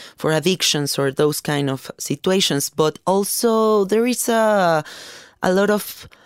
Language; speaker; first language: English; non-native, fluent; Spanish